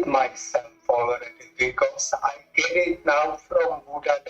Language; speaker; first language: English; non-native, learner; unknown